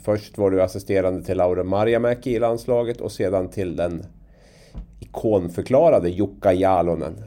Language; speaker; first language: Swedish; native; Swedish